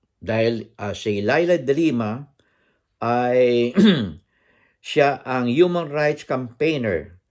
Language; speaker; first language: Filipino; native; Filipino